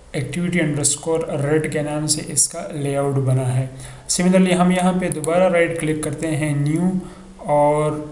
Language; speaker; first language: Urdu; non-native, local second language; Pashto